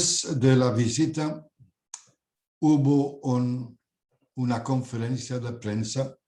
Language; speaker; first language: Spanish; non-native, fluent; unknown